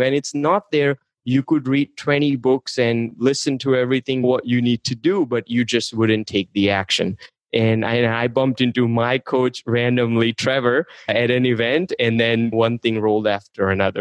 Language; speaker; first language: English; non-native, local second language; Gujarati